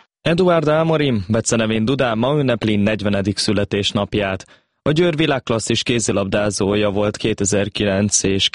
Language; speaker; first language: Hungarian; native; Hungarian